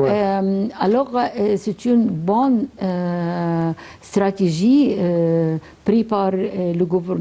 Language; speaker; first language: French; non-native, fluent; Arabic